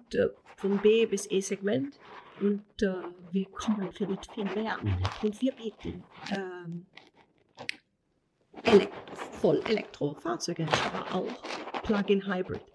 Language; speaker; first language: German; non-native, fluent; Italian